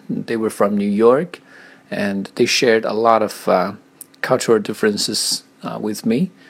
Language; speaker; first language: English; non-native, fluent; Chinese